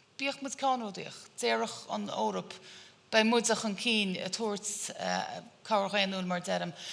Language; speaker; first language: Irish; native; Irish